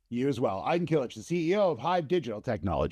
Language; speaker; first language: English; native; English